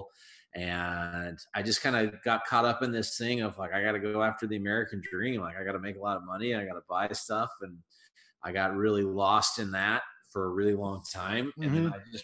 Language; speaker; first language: English; native; English